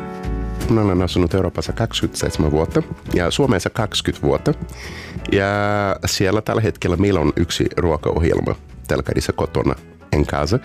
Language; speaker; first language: Finnish; non-native, learner; Portuguese